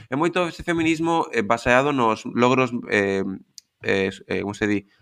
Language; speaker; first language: Galician; non-native, local second language; Spanish